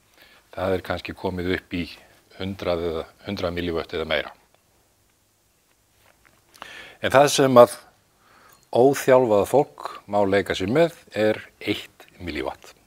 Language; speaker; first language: Icelandic; native; Icelandic